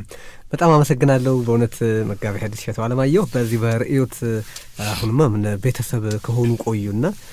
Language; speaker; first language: Amharic; native; Amharic